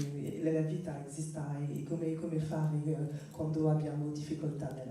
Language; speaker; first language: Italian; non-native, fluent; French